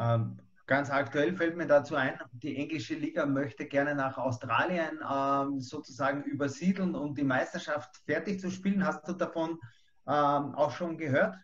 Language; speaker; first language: German; native; German